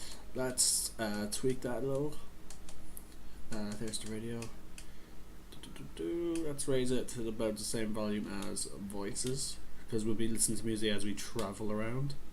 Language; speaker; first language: English; native; English